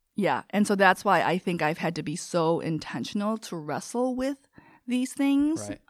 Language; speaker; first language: English; early bilingual, other home language; Korean